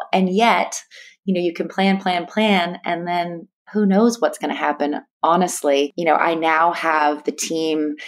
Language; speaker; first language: English; native; English